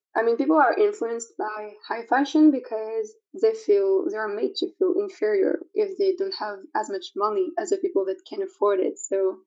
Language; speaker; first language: English; non-native, fluent; French